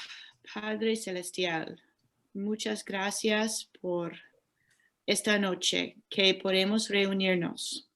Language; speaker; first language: Spanish; non-native, learner; English